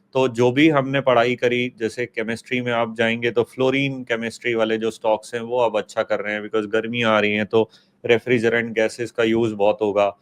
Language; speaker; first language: Hindi; native; Hindi